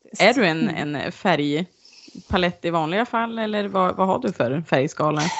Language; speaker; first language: Swedish; native; Swedish